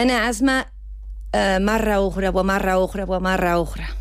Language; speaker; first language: Arabic; non-native, learner; Spanish